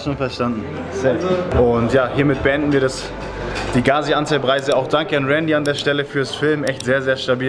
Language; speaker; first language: German; native; German